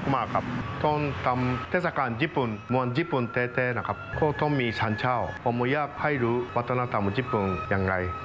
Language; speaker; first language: Thai; non-native, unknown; Japanese